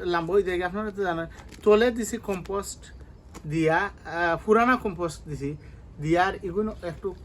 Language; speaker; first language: Bangla; non-native, local second language; Sylheti